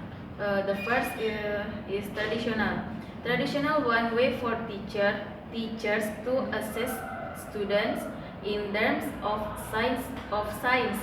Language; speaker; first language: English; non-native, learner; Indonesian